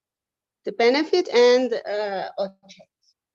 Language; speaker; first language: English; non-native, learner; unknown